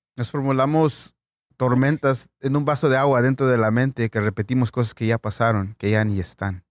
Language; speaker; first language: Spanish; native; Spanish